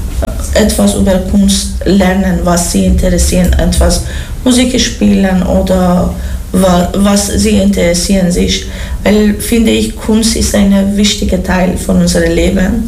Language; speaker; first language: German; non-native, learner; Persian